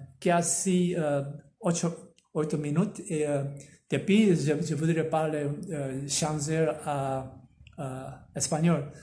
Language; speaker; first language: French; non-native, learner; Korean